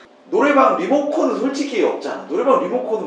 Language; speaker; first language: Korean; native; Korean